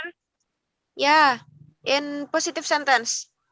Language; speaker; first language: English; non-native, learner; Indonesian